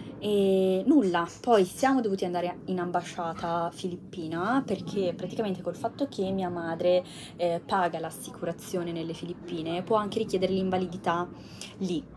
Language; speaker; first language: Italian; native; Italian